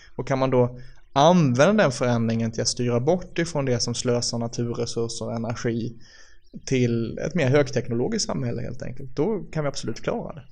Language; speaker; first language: Swedish; native; Swedish